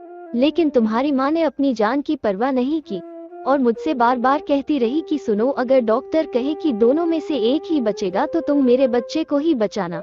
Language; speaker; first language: Hindi; native; Hindi